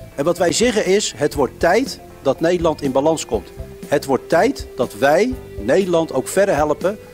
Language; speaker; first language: Dutch; early bilingual, other home language; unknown